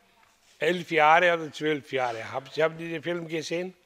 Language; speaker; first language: German; non-native, learner; Hindi